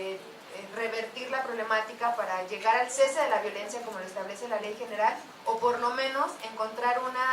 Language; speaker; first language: Spanish; native; Spanish